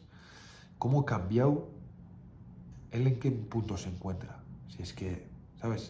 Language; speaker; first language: Spanish; native; Spanish